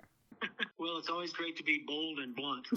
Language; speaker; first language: English; native; English